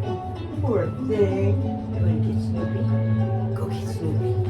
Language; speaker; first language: English; native; English